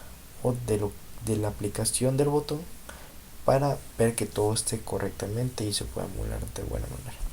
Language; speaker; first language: Spanish; native; Spanish